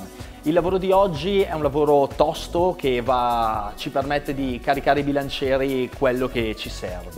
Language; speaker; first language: Italian; native; Italian